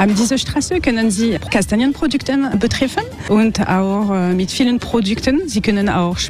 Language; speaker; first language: German; non-native, learner; French